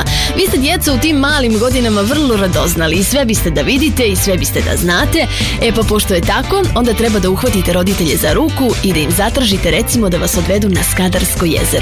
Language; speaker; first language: Serbian; native; Serbian